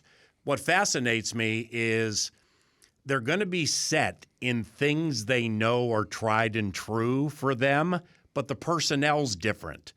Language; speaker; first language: English; native; English